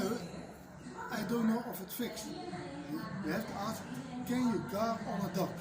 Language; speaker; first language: English; non-native, learner; Dutch